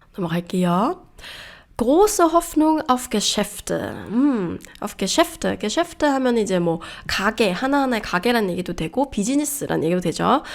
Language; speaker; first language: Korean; early bilingual, heritage; Korean